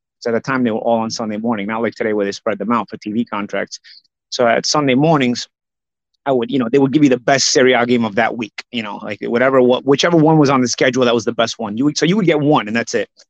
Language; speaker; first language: English; early bilingual, other home language; Italian